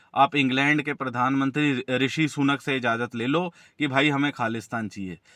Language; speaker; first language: Hindi; non-native, local second language; Punjabi